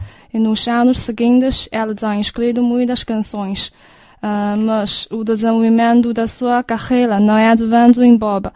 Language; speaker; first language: Portuguese; non-native, learner; Chinese